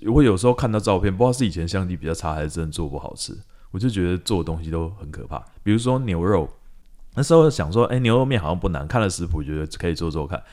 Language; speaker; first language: Chinese; native; Chinese